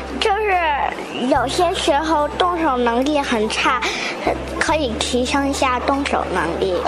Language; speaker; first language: Chinese; native; Chinese